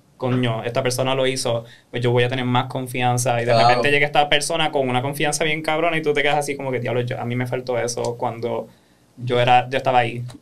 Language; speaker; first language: Spanish; native; Spanish